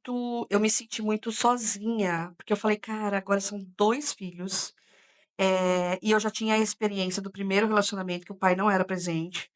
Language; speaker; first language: Portuguese; native; Portuguese